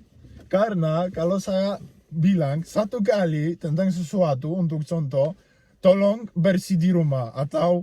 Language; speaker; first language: Indonesian; non-native, learner; Polish